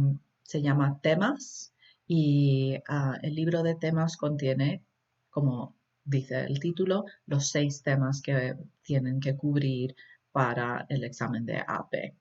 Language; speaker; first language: Spanish; early bilingual, heritage; Spanish